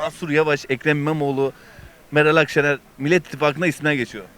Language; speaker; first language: Turkish; native; Turkish